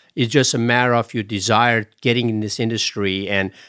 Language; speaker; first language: English; non-native, fluent; Persian